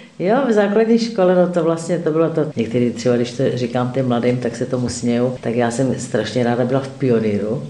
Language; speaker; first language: Czech; native; Czech